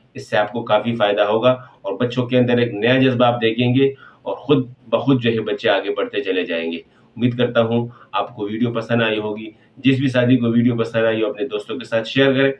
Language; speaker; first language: Urdu; non-native, local second language; Pashto